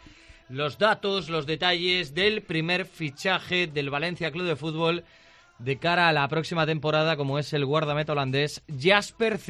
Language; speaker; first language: Spanish; native; Spanish